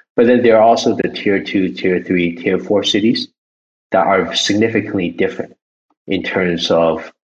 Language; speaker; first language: English; early bilingual, other home language; Chinese